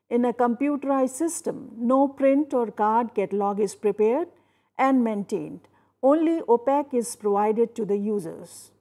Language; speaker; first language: English; non-native, local second language; Hindi